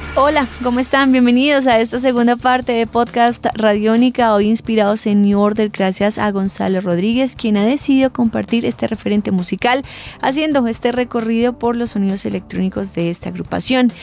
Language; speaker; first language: Spanish; native; Spanish